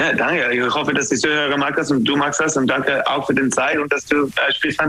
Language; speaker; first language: German; non-native, learner; English